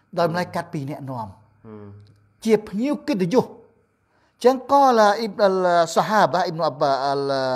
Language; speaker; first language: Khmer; non-native, local second language; Eastern Cham